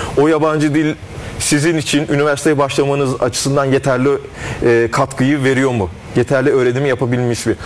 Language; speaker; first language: Turkish; native; Turkish